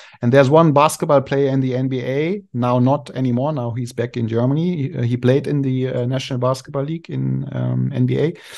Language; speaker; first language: English; non-native, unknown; German